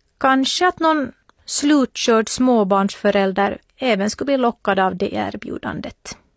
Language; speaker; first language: Swedish; native; Swedish